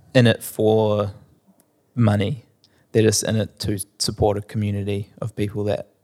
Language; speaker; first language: English; native; English